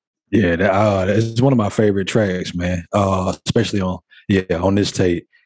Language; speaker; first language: English; native; English